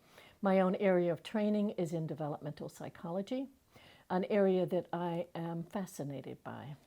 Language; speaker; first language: English; native; English